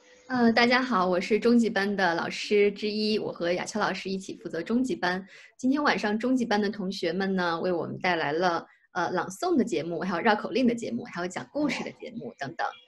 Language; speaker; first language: Chinese; native; Chinese